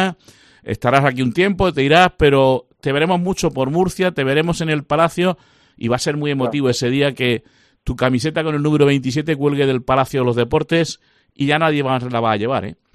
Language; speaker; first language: Spanish; native; Spanish